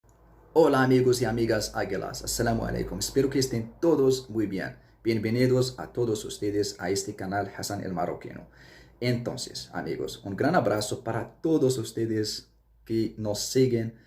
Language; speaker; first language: Spanish; non-native, fluent; Arabic